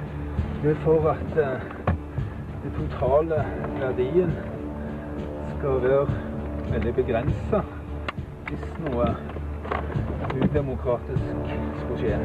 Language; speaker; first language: Norwegian; native; Norwegian